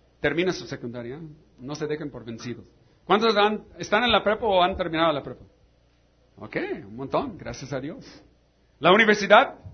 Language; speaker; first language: Spanish; non-native, fluent; English